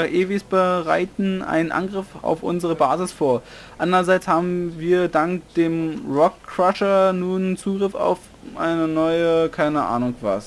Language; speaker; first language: German; native; German